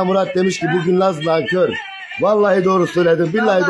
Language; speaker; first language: Turkish; native; Turkish